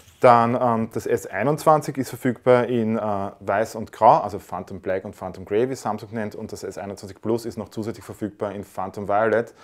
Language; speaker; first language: German; native; German